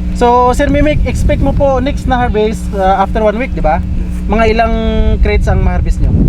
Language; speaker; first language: Filipino; non-native, local second language; Hiligaynon